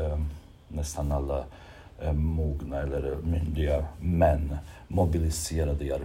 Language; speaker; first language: Swedish; non-native, fluent; Bosnian